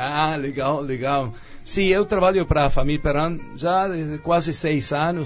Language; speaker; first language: Portuguese; non-native, fluent; Spanish